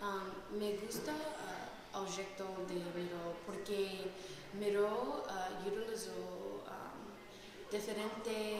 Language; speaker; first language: Spanish; non-native, learner; English